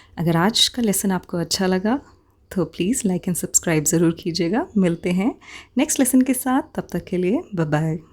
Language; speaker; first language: Hindi; native; Hindi